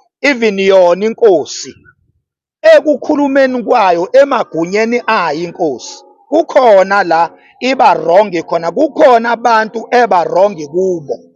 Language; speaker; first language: Zulu; native; Zulu